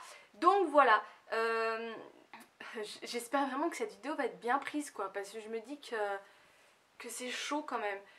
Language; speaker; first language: French; native; French